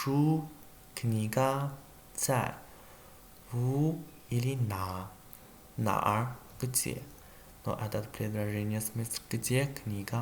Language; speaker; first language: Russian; non-native, learner; Chinese